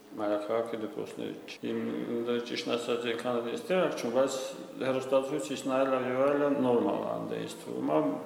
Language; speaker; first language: Armenian; native; Armenian